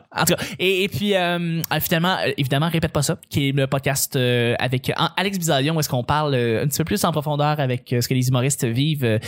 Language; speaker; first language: French; native; French